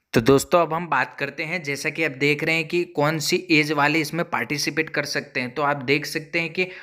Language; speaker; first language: Hindi; non-native, local second language; Gujarati